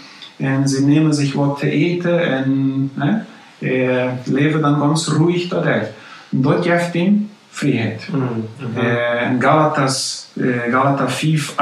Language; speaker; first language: German; non-native, local second language; Plautdietsch